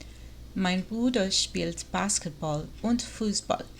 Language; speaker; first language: German; non-native, learner; English